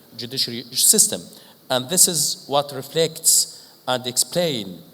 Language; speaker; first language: English; non-native, fluent; Arabic